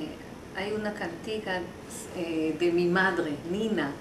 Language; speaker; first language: Spanish; early bilingual, heritage; Hebrew